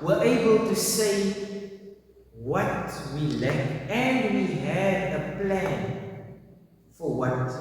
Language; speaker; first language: English; non-native, local second language; Afrikaans